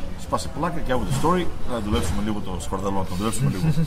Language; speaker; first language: Greek; early bilingual, heritage; Greek